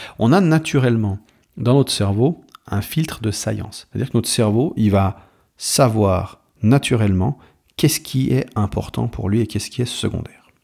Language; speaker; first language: French; native; French